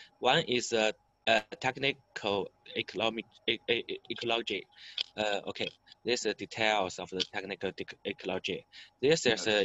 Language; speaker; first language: English; non-native, learner; Chinese